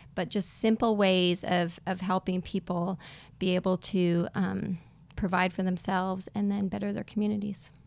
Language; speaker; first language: English; native; English